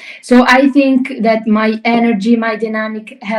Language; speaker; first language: English; non-native, learner; Italian